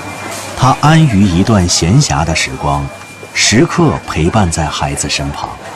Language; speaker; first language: Chinese; native; Chinese